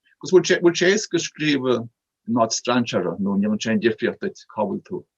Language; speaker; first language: Irish; native; Irish